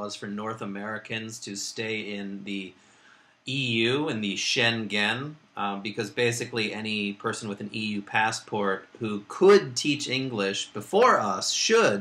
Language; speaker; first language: English; native; English